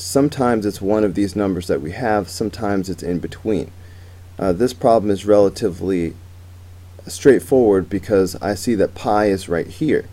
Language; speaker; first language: English; native; English